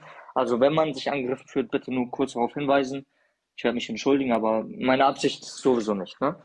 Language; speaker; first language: German; early bilingual, other home language; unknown